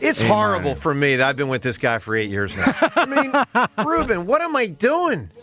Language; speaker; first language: English; native; English